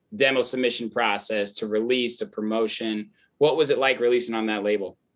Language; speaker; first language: English; native; English